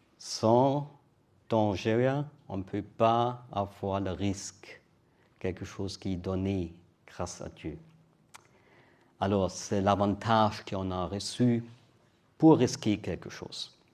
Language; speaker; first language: French; non-native, learner; German